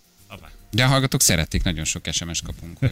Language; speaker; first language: Hungarian; native; Hungarian